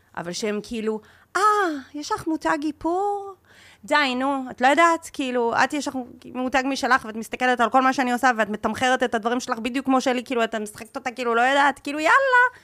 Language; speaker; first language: Hebrew; early bilingual, heritage; English